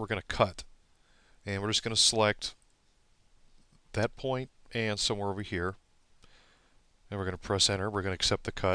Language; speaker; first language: English; native; English